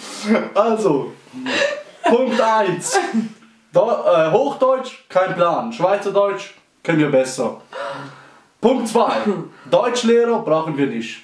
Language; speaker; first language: German; early bilingual, other home language; Albanian